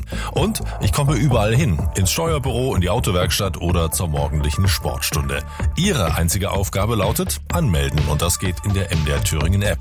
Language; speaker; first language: German; native; German